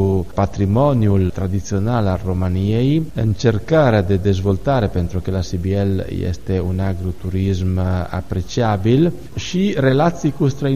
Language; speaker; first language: Romanian; non-native, fluent; Italian